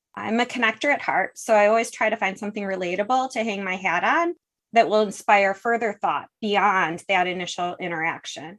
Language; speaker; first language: English; native; English